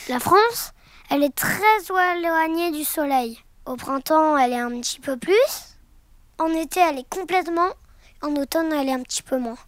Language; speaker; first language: French; native; French